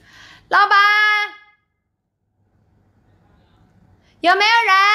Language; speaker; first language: Chinese; native; Chinese